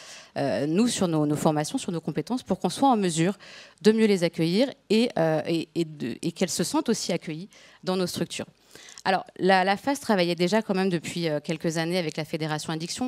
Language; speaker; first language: French; native; French